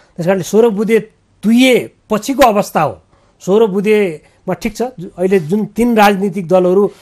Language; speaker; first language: Nepali; native; Nepali